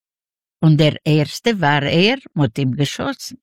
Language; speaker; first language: German; non-native, learner; Yiddish